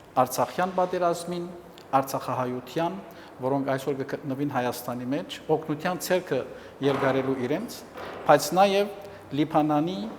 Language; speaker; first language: Armenian; early bilingual, heritage; Armenian